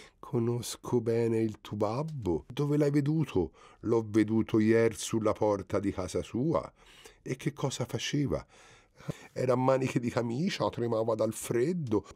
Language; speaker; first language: Italian; native; Italian